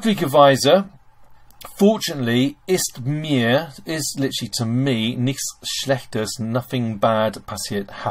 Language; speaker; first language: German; non-native, fluent; English